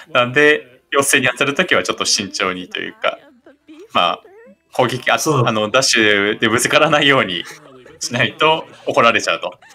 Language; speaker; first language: Japanese; native; Japanese